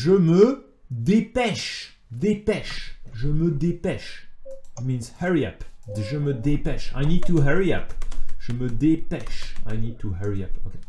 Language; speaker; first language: French; native; French